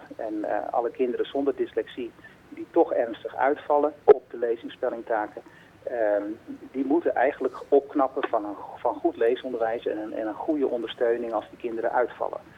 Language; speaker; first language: Dutch; native; Dutch